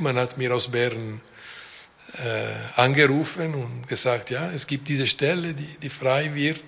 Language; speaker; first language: German; non-native, local second language; Italian